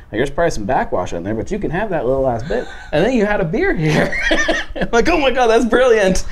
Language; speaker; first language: English; native; English